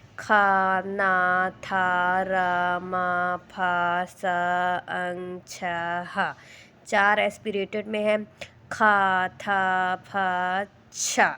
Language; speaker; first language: Hindi; native; Hindi